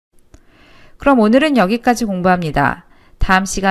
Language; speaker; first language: Korean; native; Korean